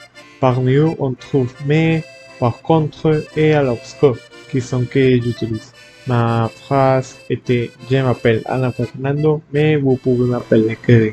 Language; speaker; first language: French; non-native, learner; Spanish